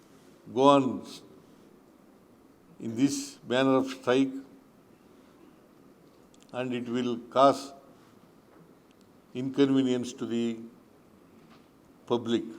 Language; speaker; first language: English; non-native, local second language; Kannada